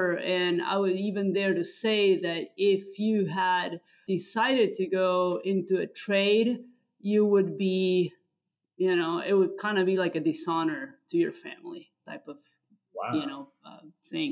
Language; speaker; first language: English; non-native, fluent; Spanish